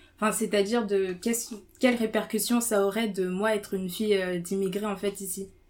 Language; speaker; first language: French; early bilingual, other home language; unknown